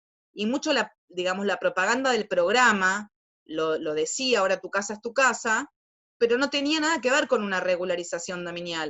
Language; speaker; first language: Spanish; native; Spanish